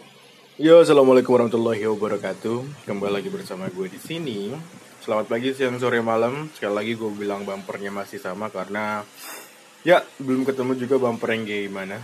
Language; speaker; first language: Indonesian; native; Indonesian